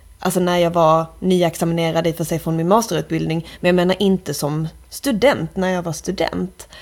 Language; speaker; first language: Swedish; native; Swedish